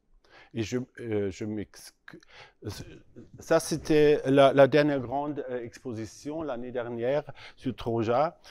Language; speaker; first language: French; non-native, learner; German